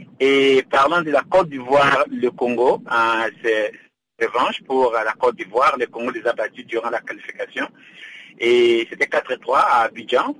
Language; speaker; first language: French; non-native, local second language; Lingala